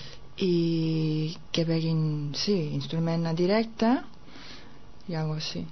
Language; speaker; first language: Catalan; non-native, fluent; Japanese